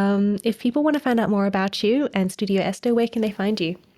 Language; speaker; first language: English; native; English